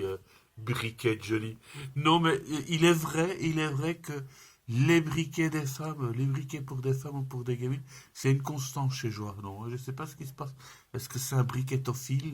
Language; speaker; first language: French; native; French